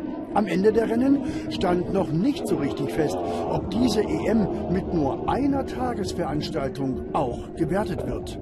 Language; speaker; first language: German; native; German